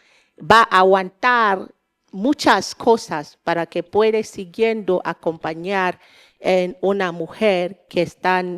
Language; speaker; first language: Spanish; non-native, learner; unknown